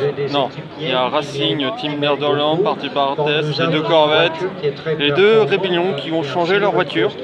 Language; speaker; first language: French; native; French